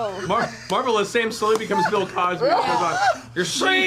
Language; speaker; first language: English; native; English